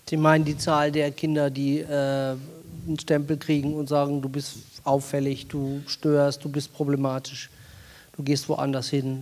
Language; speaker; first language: German; native; German